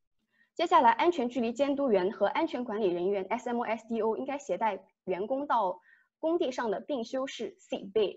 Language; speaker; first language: Chinese; native; Chinese